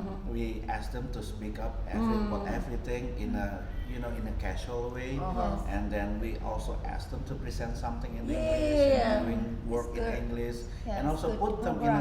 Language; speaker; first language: English; non-native, fluent; Indonesian